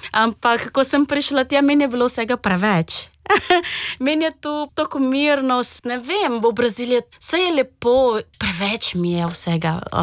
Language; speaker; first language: Slovenian; non-native, fluent; Portuguese